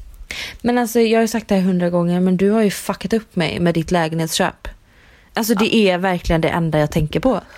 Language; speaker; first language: Swedish; native; Swedish